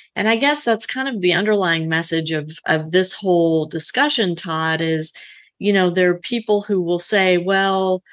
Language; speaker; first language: English; native; English